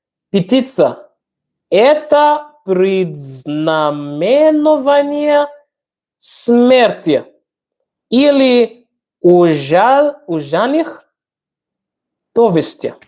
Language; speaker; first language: Russian; non-native, learner; English